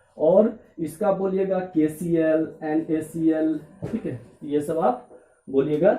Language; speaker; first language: Hindi; native; Hindi